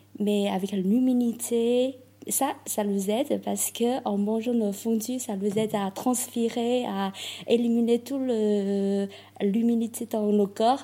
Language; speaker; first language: French; non-native, fluent; Chinese